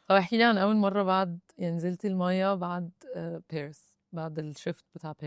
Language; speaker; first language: Arabic; native; Arabic